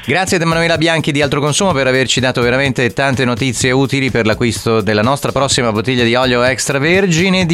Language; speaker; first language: Italian; native; Italian